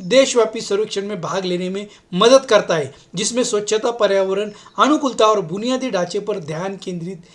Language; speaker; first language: Hindi; non-native, local second language; Marathi